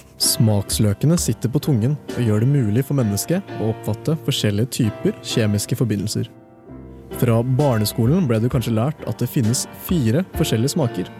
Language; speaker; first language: Norwegian; native; Norwegian